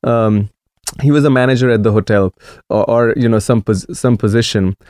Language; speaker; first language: English; non-native, local second language; Marathi